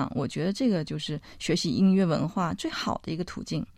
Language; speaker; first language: Chinese; native; Chinese